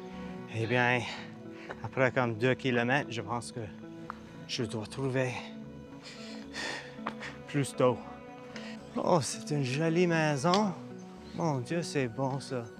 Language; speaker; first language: French; non-native, learner; English